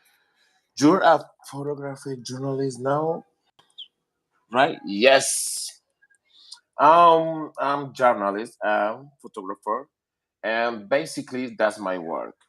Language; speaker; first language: English; non-native, learner; Spanish